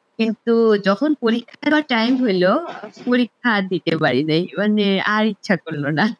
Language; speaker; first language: Bangla; non-native, local second language; Garo